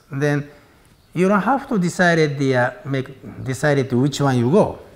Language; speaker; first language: English; non-native, learner; Japanese